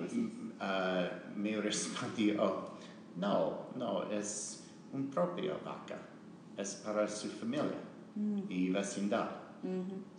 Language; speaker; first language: Spanish; non-native, learner; English